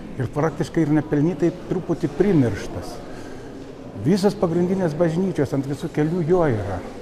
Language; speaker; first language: Lithuanian; native; Lithuanian